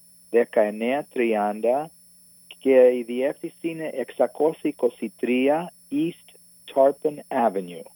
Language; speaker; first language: Greek; early bilingual, heritage; Greek